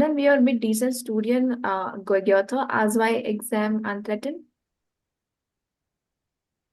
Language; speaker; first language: German; non-native, learner; Marathi